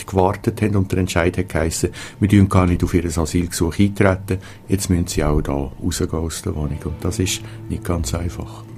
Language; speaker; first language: German; native; German